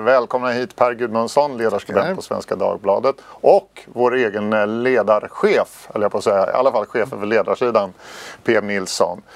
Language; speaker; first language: Swedish; native; Swedish